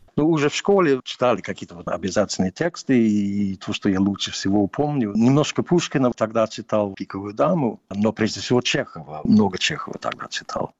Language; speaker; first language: Russian; non-native, fluent; English